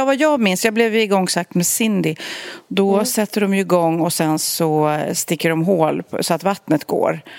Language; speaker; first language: Swedish; native; Swedish